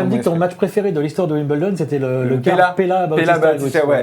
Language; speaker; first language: French; native; French